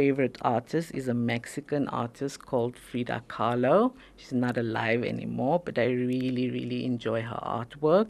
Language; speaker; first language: English; native; English